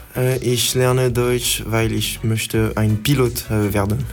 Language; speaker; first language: German; non-native, learner; French